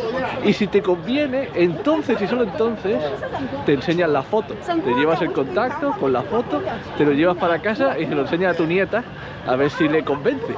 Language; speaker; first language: Spanish; native; Spanish